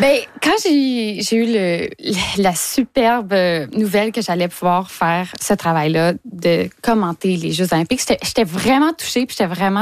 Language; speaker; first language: French; native; French